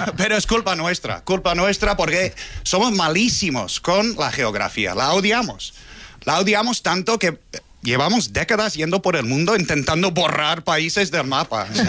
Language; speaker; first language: Spanish; non-native, fluent; English